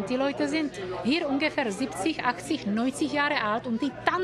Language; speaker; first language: German; non-native, learner; Czech